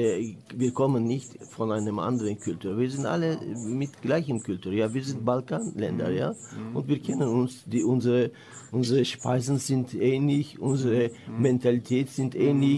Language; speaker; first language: German; non-native, learner; Turkish